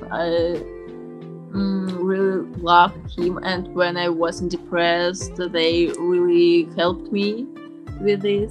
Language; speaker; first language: English; non-native, learner; Russian